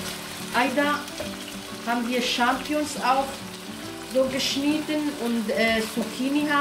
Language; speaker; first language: German; non-native, learner; Kurdish